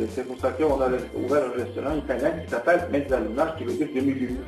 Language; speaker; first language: French; non-native, fluent; Turkish